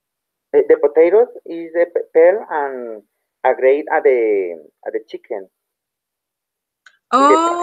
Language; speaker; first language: English; non-native, learner; Spanish